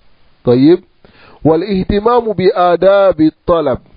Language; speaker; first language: Arabic; non-native, fluent; French